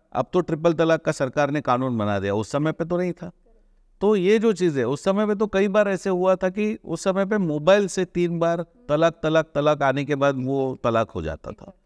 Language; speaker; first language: Hindi; non-native, local second language; Marathi